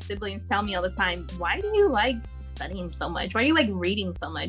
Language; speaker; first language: English; native; English